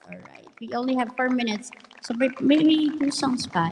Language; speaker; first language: English; non-native, local second language; Filipino